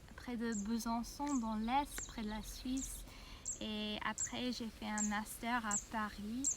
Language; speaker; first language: French; non-native, fluent; English